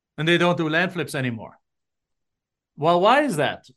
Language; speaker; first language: English; non-native, fluent; German